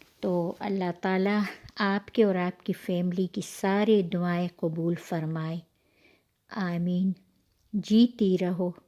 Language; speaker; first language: Urdu; non-native, local second language; Pashto